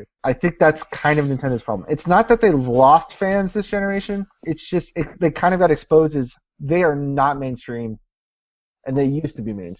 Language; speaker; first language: English; native; English